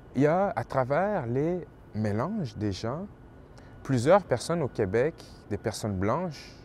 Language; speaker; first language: French; native; French